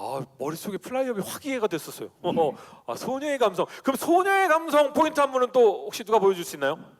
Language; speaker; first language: Korean; native; Korean